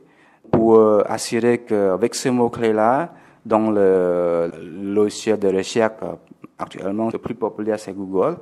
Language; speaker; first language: French; non-native, fluent; Khmer